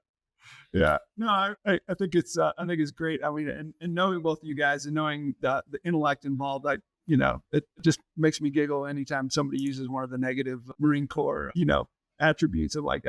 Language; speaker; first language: English; native; English